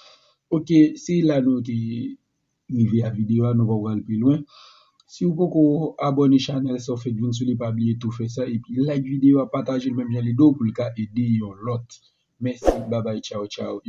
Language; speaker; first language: French; non-native, learner; Haitian Creole